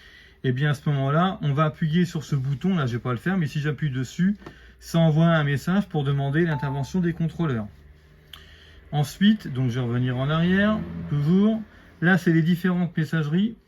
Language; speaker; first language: French; native; French